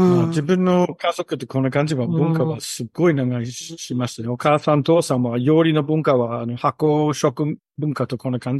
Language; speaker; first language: Japanese; non-native, learner; English